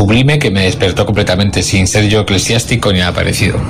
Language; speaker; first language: Spanish; native; Spanish